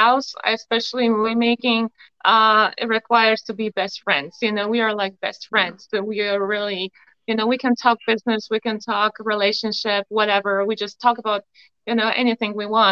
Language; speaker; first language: English; non-native, fluent; Polish